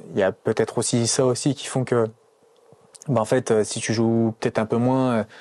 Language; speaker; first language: French; native; French